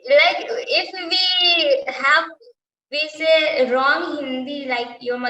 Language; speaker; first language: English; non-native, learner; Hindi